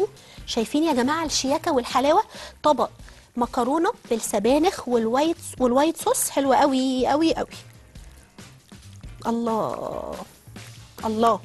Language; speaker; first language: Arabic; native; Arabic